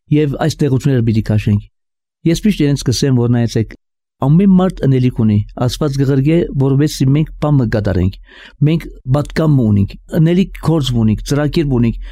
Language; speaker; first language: Armenian; early bilingual, heritage; Armenian